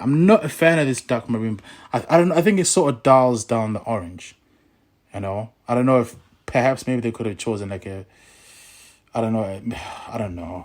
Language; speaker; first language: English; native; English